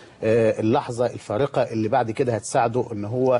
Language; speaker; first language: Arabic; native; Arabic